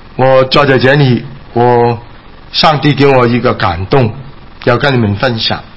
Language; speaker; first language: Chinese; non-native, local second language; Cantonese